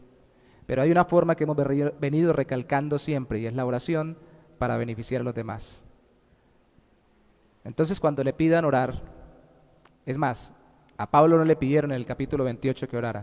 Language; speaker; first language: Spanish; native; Spanish